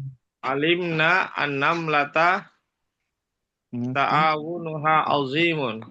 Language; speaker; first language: Arabic; non-native, fluent; Indonesian